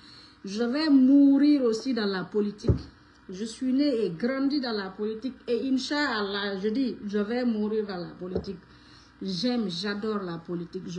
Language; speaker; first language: French; non-native, local second language; Fula